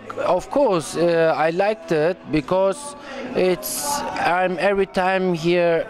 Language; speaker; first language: English; non-native, learner; Turkish